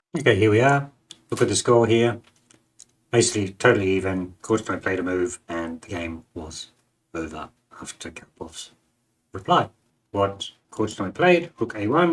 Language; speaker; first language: English; native; English